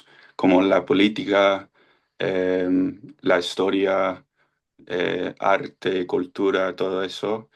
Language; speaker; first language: Spanish; non-native, fluent; English